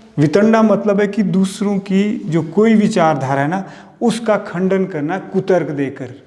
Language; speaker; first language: Hindi; native; Hindi